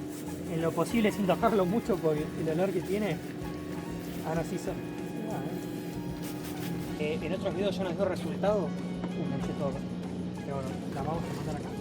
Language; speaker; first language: Spanish; native; Spanish